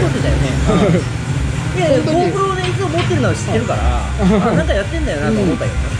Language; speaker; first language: Japanese; native; Japanese